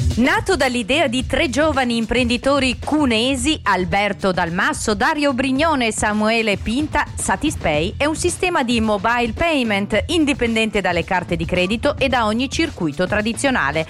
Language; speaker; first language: Italian; native; Italian